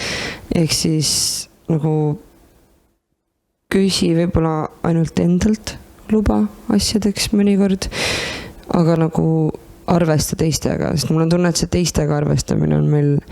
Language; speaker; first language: Estonian; native; Estonian